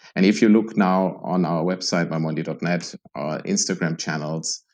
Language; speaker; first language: English; non-native, fluent; German